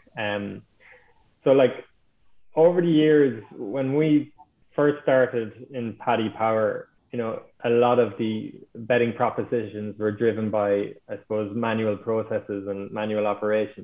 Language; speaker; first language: English; native; English